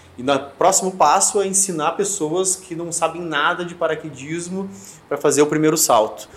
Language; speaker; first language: Portuguese; native; Portuguese